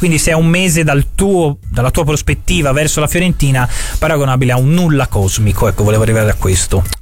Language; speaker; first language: Italian; native; Italian